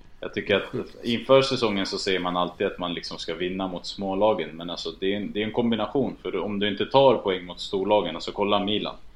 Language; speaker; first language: Swedish; early bilingual, other home language; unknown